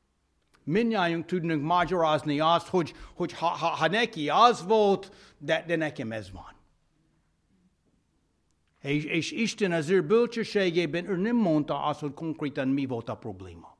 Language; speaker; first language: Hungarian; non-native, fluent; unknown